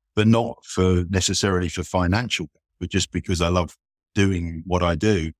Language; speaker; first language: English; native; English